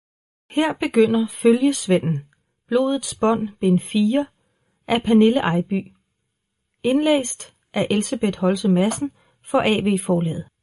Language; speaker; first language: Danish; native; Danish